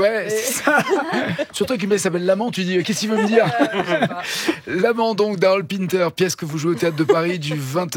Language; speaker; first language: French; native; French